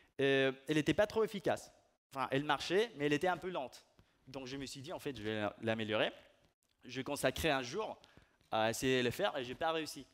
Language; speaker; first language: French; non-native, fluent; Spanish